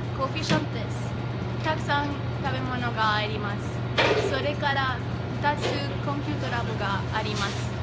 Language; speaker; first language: Japanese; non-native, learner; English